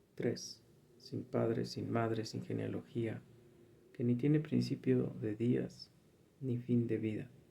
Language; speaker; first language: Spanish; native; Spanish